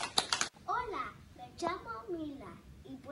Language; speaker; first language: Spanish; early bilingual, other home language; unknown